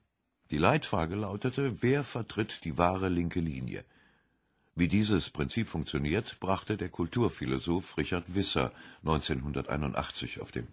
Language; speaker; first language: German; native; German